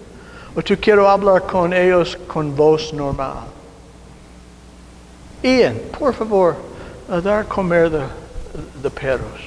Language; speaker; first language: Spanish; non-native, learner; English